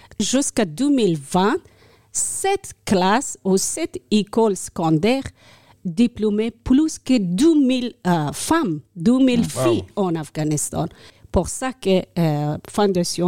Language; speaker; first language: French; non-native, learner; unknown